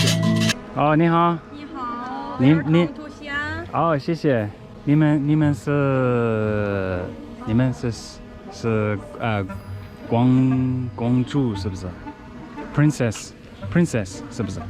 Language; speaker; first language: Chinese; non-native, learner; English